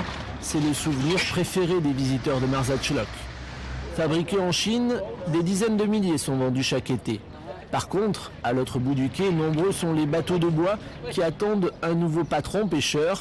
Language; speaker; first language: French; native; French